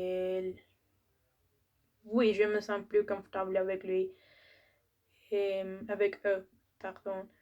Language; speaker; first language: French; non-native, learner; Spanish